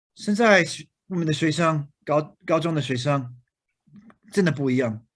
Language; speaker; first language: Chinese; non-native, fluent; English